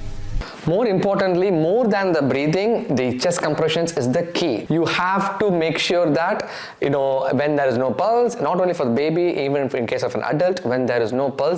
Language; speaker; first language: English; non-native, local second language; Tamil